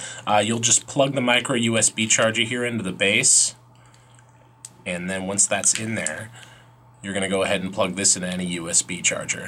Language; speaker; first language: English; native; English